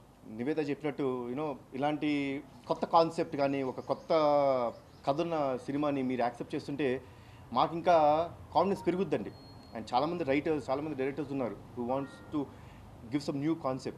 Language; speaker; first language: Telugu; native; Telugu